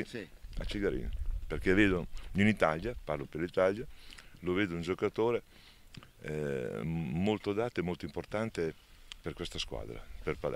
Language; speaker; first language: Italian; native; Italian